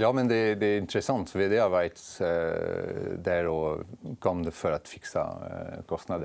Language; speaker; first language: Swedish; non-native, fluent; French